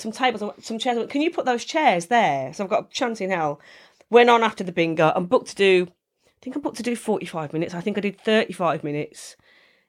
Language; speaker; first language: English; native; English